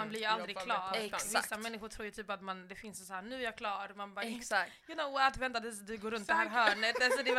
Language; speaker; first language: Swedish; native; Swedish